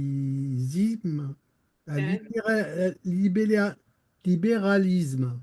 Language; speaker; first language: Hebrew; non-native, learner; French